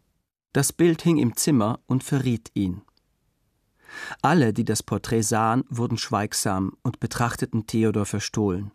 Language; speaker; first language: German; native; German